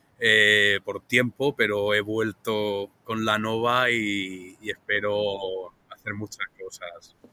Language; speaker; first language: Spanish; native; Spanish